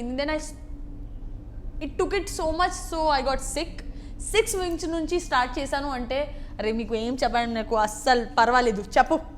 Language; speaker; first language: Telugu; non-native, learner; Gujarati